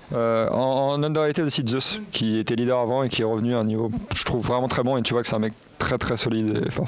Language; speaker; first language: French; native; French